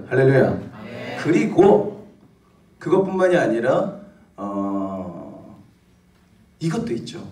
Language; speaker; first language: Korean; native; Korean